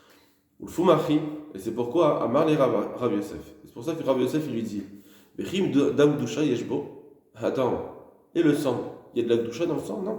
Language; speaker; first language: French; native; French